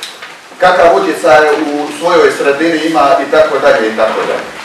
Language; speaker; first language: Croatian; native; Croatian